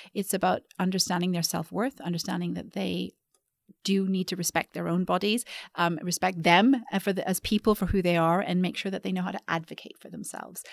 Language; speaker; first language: English; native; English